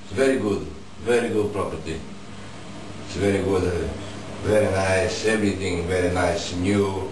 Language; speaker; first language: English; non-native, learner; Polish